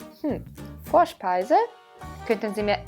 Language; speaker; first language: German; non-native, fluent; Ukrainian